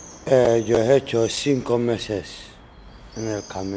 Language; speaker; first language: Spanish; non-native, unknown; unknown